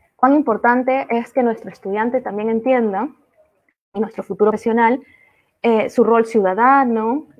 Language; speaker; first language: Spanish; native; Spanish